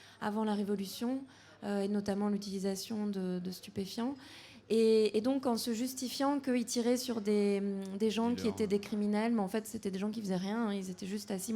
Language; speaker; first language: French; native; French